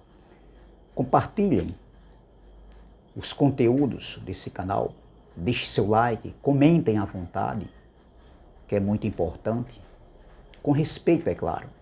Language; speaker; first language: Portuguese; native; Portuguese